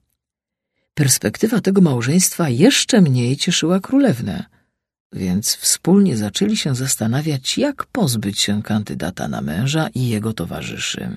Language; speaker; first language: Polish; native; Polish